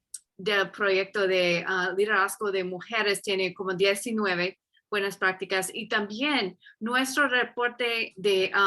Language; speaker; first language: Spanish; non-native, fluent; English